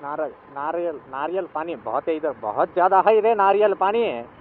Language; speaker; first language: Hindi; non-native, local second language; Marathi